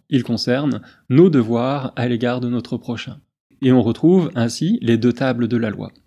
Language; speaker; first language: French; native; French